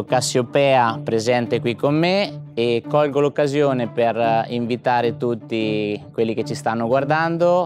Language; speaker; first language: Italian; native; Italian